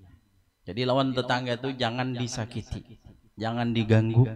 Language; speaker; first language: Indonesian; non-native, local second language; Banjar